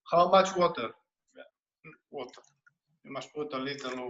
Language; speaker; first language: English; non-native, learner; Spanish